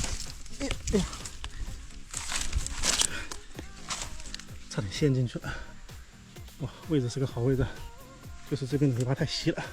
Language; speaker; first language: Chinese; native; Chinese